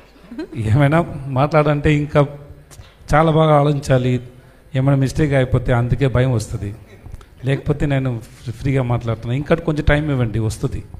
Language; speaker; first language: Telugu; non-native, learner; Tamil